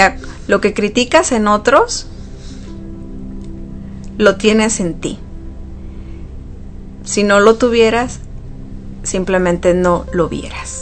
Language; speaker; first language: Spanish; native; Spanish